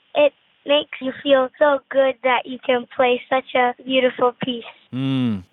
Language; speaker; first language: English; non-native, fluent; Turkish